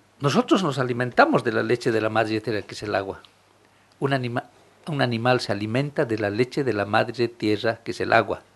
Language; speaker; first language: Spanish; non-native, local second language; Aymara